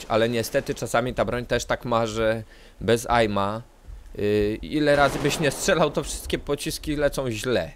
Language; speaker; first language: Polish; native; Polish